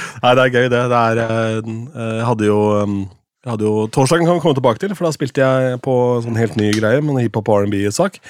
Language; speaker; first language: Norwegian; native; Norwegian